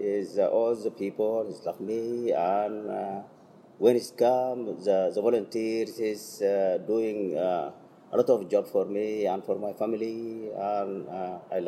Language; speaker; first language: English; non-native, learner; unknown